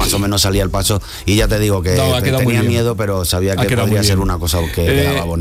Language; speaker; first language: Spanish; native; Spanish